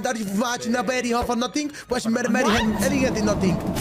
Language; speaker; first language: English; non-native, learner; Spanish